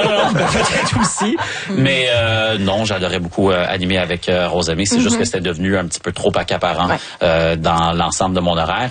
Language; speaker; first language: French; native; French